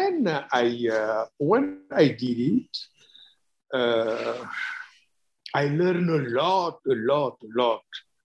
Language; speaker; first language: English; non-native, fluent; Wolof